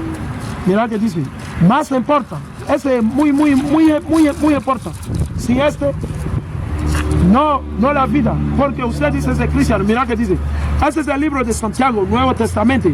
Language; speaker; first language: Spanish; non-native, learner; English